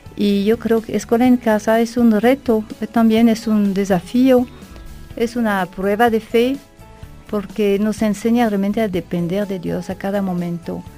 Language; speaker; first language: Spanish; non-native, fluent; French